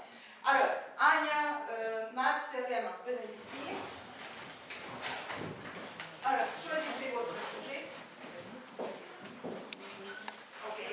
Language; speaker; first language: French; non-native, fluent; Ukrainian